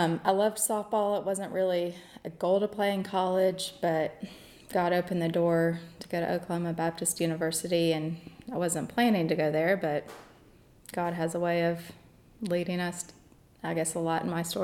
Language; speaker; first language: English; native; English